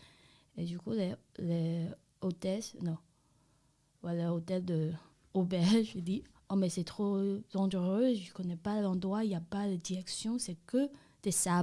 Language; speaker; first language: French; non-native, learner; Chinese